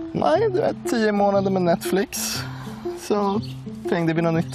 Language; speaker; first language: Norwegian; native; Norwegian